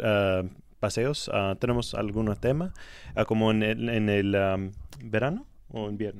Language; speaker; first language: Spanish; non-native, learner; English